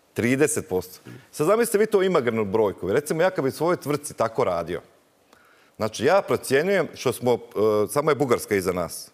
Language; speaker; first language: Croatian; native; Croatian